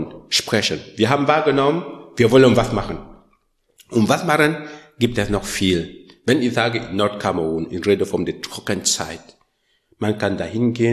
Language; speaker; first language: German; non-native, learner; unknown